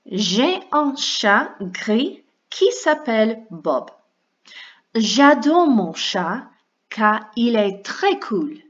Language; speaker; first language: French; non-native, fluent; English